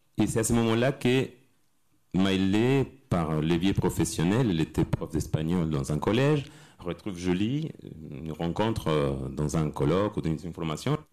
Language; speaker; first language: French; non-native, fluent; Spanish